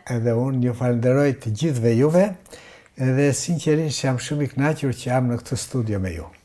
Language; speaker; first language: Albanian; native; Albanian